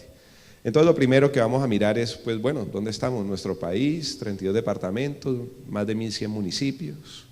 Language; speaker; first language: Spanish; native; Spanish